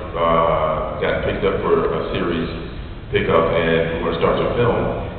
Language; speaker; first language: English; native; English